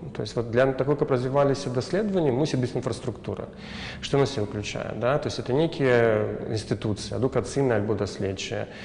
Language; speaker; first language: Belarusian; native; Belarusian